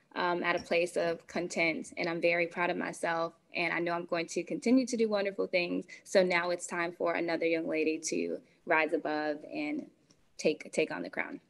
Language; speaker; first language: English; native; English